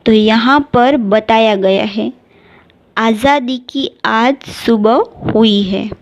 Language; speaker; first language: Hindi; non-native, local second language; Gujarati